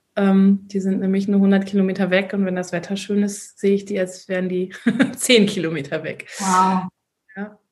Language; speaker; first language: German; native; German